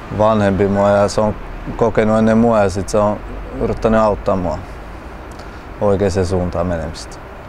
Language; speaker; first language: Finnish; early bilingual, other home language; Albanian